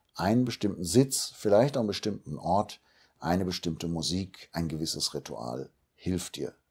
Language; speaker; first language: German; native; German